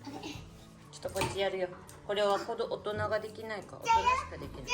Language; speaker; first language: Japanese; native; Japanese